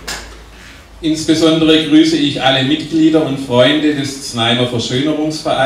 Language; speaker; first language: German; native; German